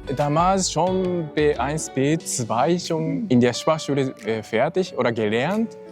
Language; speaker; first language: German; non-native, fluent; Japanese